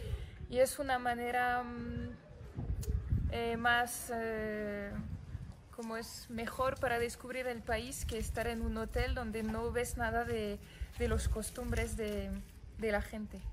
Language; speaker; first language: Spanish; non-native, fluent; French